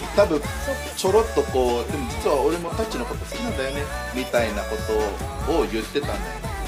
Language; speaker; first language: Japanese; non-native, fluent; Filipino